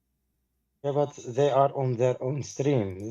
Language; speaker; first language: English; non-native, fluent; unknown